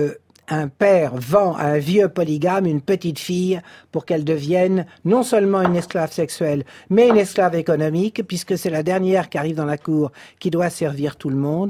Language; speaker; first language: French; native; French